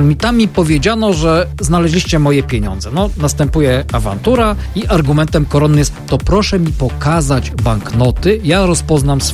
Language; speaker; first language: Polish; native; Polish